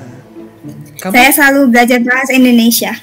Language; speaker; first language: Indonesian; non-native, fluent; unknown